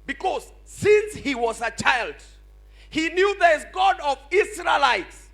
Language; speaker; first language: English; non-native, local second language; Swahili